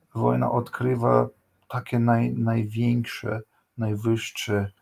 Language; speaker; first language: Polish; non-native, fluent; Ukrainian